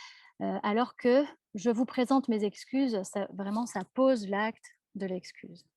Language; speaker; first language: French; native; French